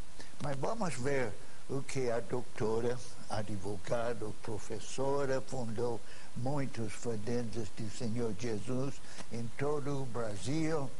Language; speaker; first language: Portuguese; non-native, fluent; English